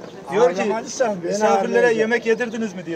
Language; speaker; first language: Turkish; native; Turkish